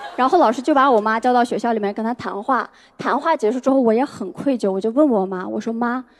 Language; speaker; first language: Chinese; non-native, local second language; Uyghur